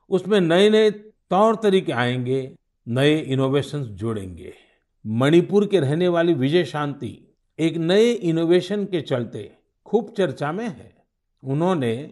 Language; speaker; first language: Hindi; non-native, local second language; Gujarati